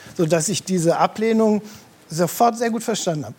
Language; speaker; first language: German; native; German